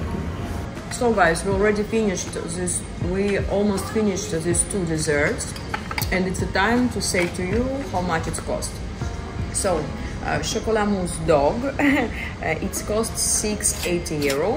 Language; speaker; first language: English; non-native, learner; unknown